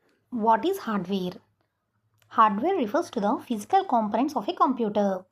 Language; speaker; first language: English; non-native, local second language; Telugu